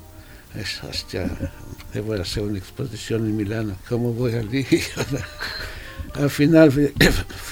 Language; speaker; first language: Spanish; non-native, fluent; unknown